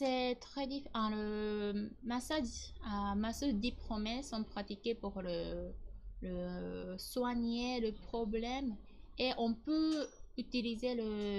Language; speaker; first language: French; non-native, learner; Japanese